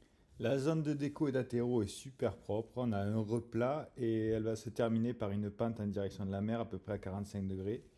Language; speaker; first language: French; native; French